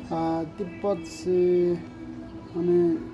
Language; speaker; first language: Hindi; non-native, learner; Tibetan